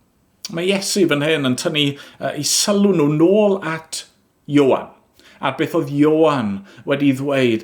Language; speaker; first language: Welsh; native; Welsh